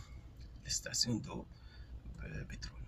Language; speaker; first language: French; non-native, fluent; Arabic